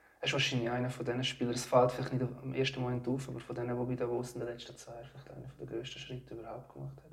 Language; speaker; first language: German; native; German